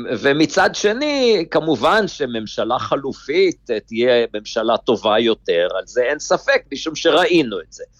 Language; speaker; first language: Hebrew; native; Hebrew